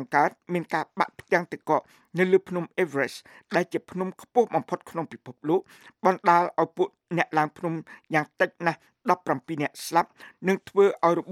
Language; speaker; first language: Khmer; native; Khmer